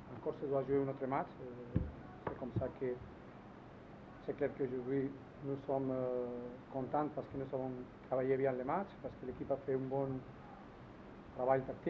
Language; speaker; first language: French; non-native, learner; Spanish